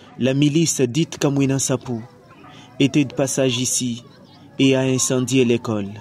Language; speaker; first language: French; non-native, local second language; Luba-Lulua